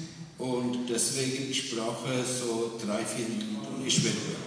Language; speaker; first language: German; non-native, learner; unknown